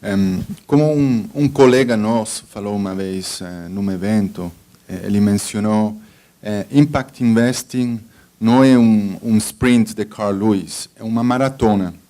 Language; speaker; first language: Portuguese; non-native, fluent; Spanish